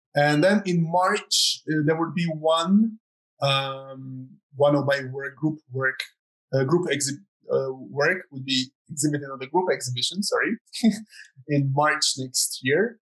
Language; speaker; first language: English; non-native, fluent; Croatian